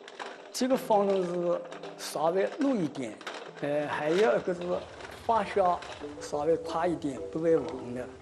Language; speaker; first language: Chinese; non-native, local second language; Wu Chinese